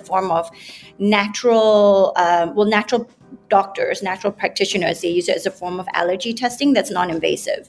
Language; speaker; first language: English; non-native, local second language; Malay